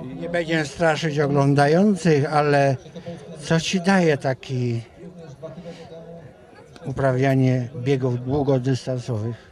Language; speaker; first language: Polish; native; Polish